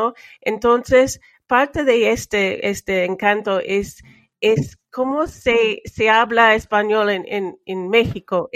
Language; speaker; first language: Spanish; non-native, fluent; English